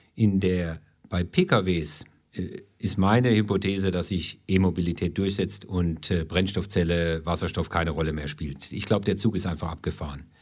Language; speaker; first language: German; native; German